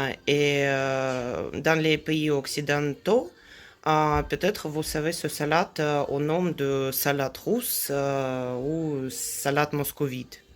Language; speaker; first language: French; non-native, fluent; Russian